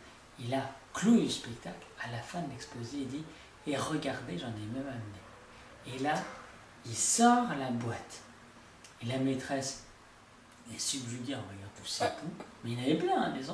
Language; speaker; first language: French; native; French